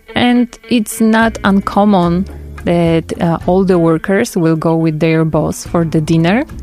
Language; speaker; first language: English; non-native, fluent; Polish